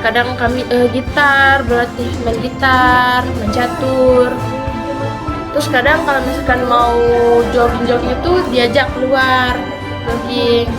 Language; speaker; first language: Indonesian; native; Indonesian